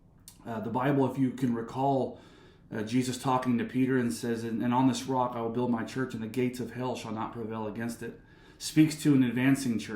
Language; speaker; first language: English; native; English